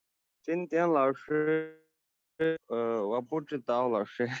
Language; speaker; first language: Chinese; non-native, learner; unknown